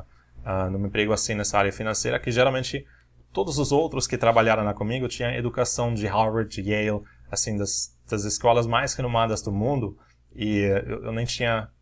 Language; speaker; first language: Portuguese; non-native, fluent; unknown